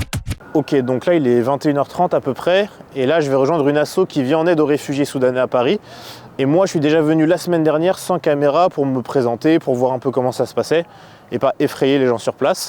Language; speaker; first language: French; native; French